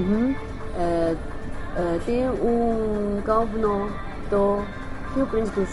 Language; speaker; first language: Portuguese; non-native, learner; Chinese